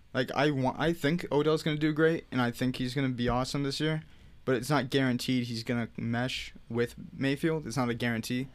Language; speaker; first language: English; native; English